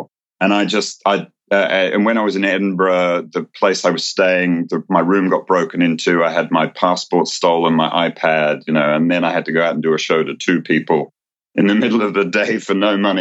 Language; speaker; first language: English; native; English